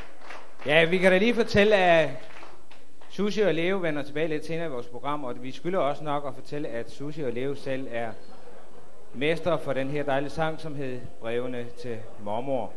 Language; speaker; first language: Danish; native; Danish